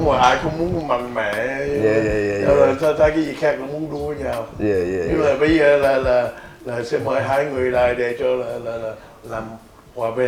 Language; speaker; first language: Vietnamese; early bilingual, heritage; Vietnamese